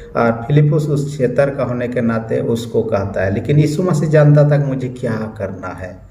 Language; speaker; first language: Hindi; non-native, local second language; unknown